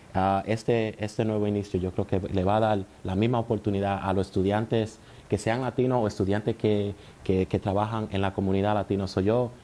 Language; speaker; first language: Spanish; early bilingual, heritage; Spanish